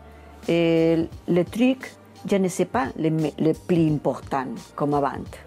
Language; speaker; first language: French; non-native, learner; Catalan